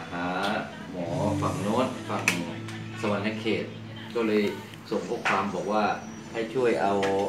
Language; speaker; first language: Thai; native; Thai